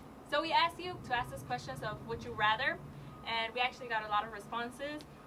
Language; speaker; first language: English; early bilingual, other home language; Spanish